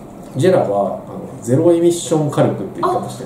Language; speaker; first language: Japanese; native; Japanese